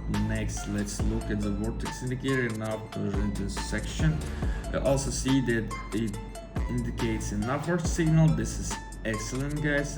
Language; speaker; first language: English; non-native, fluent; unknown